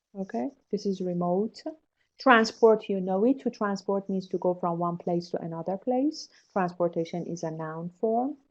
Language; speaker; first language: English; non-native, fluent; Persian